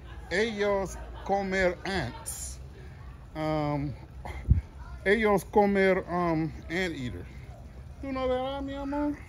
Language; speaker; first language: Spanish; non-native, learner; English